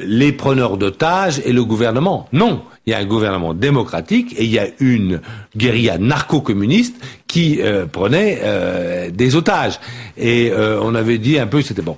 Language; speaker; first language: French; native; French